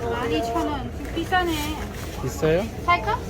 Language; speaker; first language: Korean; non-native, learner; Vietnamese